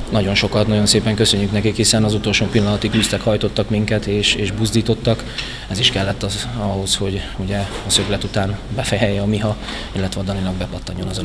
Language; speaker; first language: Hungarian; native; Hungarian